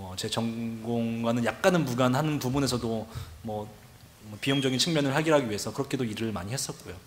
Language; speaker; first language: Korean; native; Korean